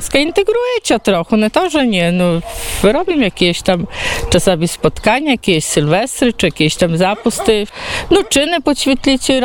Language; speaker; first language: Polish; non-native, local second language; Belarusian